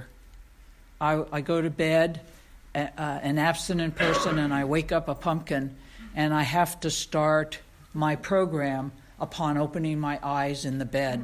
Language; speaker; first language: English; native; English